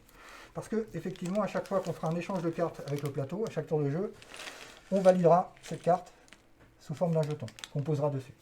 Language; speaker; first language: French; native; French